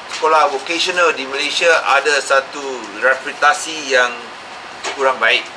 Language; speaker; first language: Malay; non-native, local second language; Min Nan Chinese